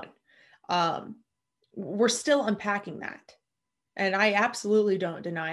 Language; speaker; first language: English; native; English